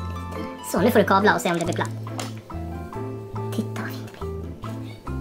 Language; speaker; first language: Swedish; native; Swedish